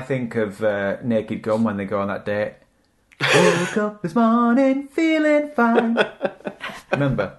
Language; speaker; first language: English; native; English